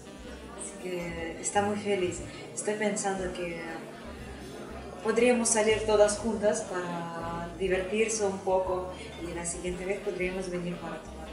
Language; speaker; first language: Spanish; non-native, fluent; Russian